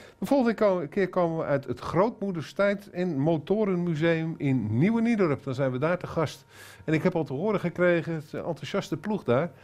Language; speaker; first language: Dutch; native; Dutch